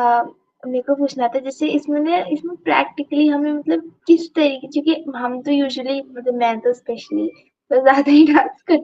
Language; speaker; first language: Hindi; native; Hindi